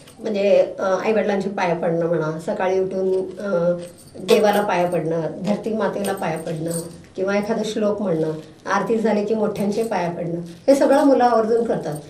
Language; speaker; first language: Marathi; non-native, local second language; Telugu